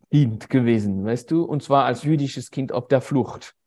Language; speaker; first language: German; non-native, fluent; French